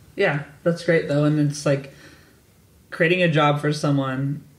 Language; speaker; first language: English; native; English